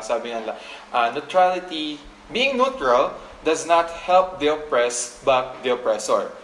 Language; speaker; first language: English; non-native, local second language; Filipino